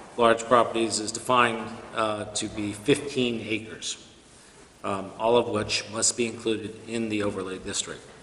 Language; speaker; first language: English; native; English